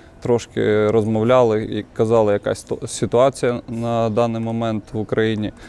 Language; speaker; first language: Ukrainian; non-native, local second language; Russian